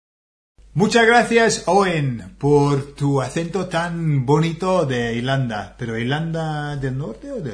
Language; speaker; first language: Spanish; non-native, fluent; English